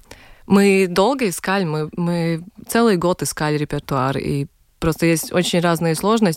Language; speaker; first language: Russian; non-native, local second language; Latvian